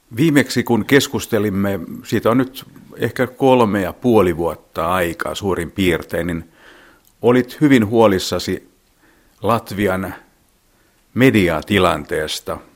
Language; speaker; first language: Finnish; native; Finnish